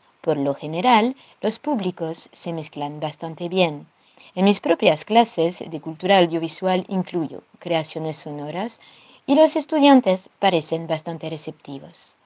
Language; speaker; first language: Spanish; non-native, fluent; French